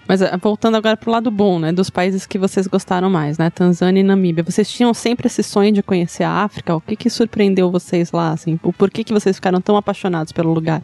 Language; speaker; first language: Portuguese; native; Portuguese